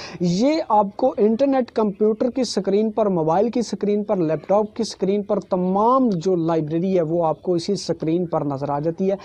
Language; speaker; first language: Urdu; native; Urdu